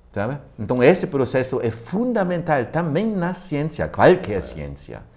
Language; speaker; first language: Portuguese; non-native, fluent; German